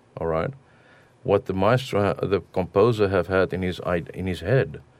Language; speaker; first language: English; non-native, local second language; Afrikaans